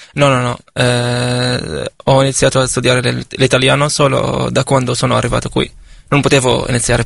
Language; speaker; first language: Italian; non-native, fluent; Arabic